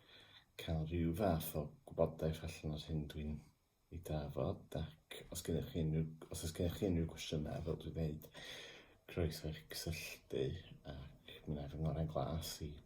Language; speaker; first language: Welsh; non-native, local second language; English